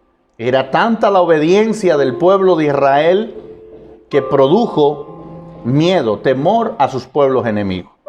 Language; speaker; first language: Spanish; native; Spanish